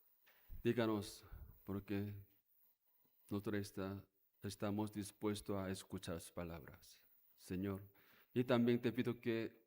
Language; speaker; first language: Spanish; non-native, learner; Korean